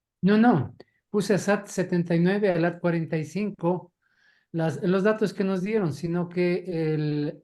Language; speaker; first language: Spanish; native; Spanish